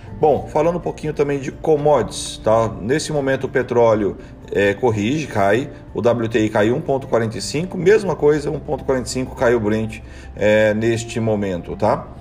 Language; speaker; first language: Portuguese; native; Portuguese